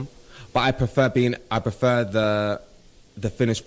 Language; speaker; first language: English; native; English